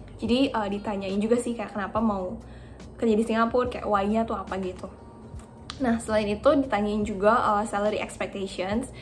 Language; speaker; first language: Indonesian; native; Indonesian